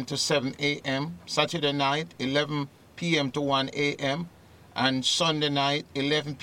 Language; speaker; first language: English; native; English